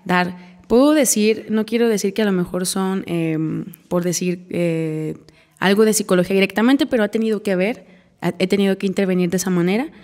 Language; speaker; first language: Spanish; native; Spanish